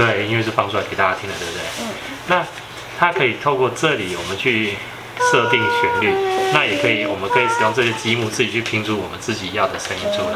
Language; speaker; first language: Chinese; native; Chinese